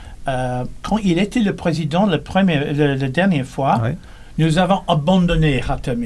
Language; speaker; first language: French; non-native, learner; English